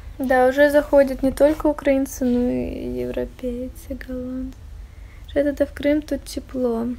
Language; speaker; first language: Russian; native; Russian